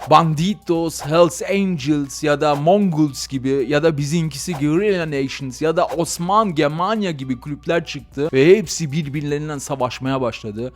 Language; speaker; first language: Turkish; early bilingual, heritage; Turkish